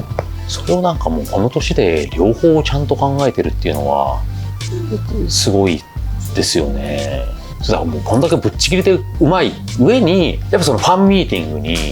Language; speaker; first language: Japanese; native; Japanese